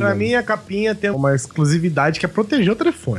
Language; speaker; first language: Portuguese; native; Portuguese